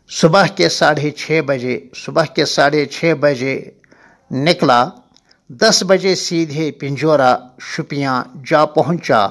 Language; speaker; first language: Urdu; non-native, local second language; Kashmiri